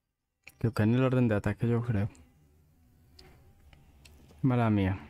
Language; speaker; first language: Spanish; native; Spanish